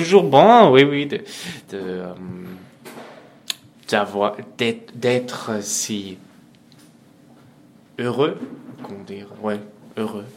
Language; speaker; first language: French; non-native, fluent; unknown